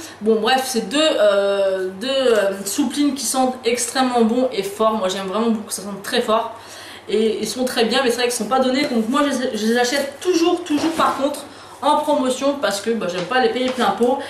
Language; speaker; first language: French; native; French